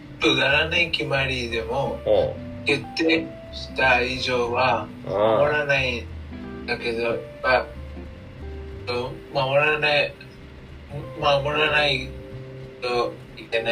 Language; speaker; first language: Japanese; non-native, learner; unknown